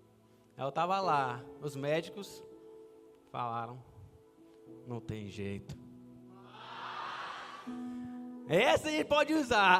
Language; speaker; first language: Portuguese; non-native, fluent; English